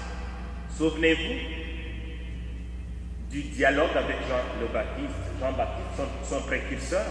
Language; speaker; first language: French; native; French